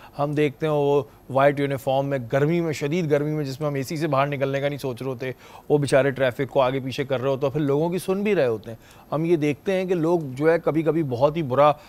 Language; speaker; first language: Urdu; native; Urdu